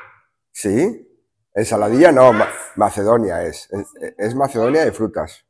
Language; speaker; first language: Spanish; native; Spanish